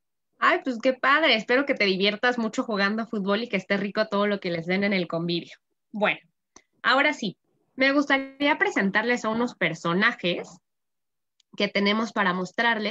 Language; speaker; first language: Spanish; native; Spanish